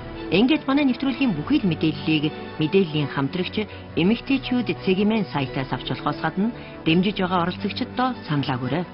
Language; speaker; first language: Mongolian; native; Mongolian